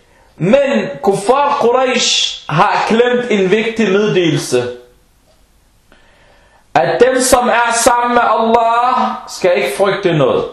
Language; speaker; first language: Danish; non-native, local second language; Arabic